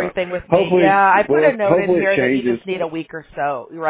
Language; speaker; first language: English; native; English